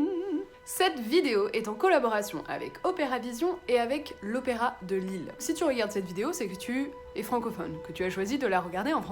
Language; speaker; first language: French; native; French